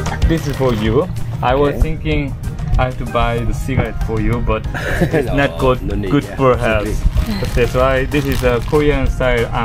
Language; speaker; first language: English; non-native, learner; Korean